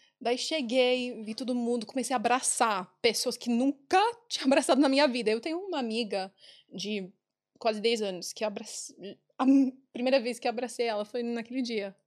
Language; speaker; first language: Portuguese; non-native, fluent; English